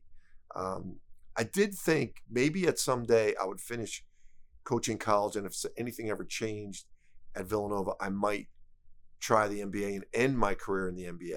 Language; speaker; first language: English; native; English